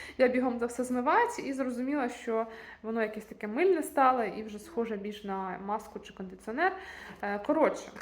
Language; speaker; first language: Ukrainian; native; Ukrainian